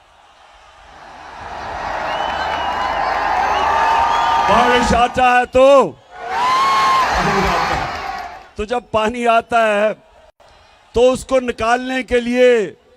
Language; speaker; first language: Urdu; native; Urdu